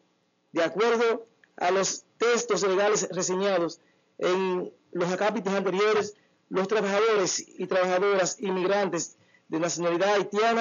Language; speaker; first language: Spanish; native; Spanish